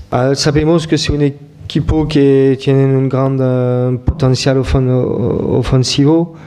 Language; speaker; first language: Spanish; non-native, learner; French